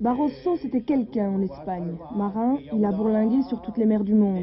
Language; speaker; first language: French; native; French